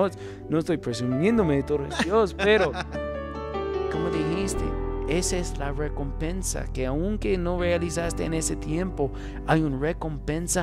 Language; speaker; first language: Spanish; non-native, fluent; English